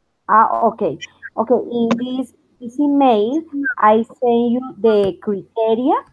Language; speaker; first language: English; non-native, learner; Spanish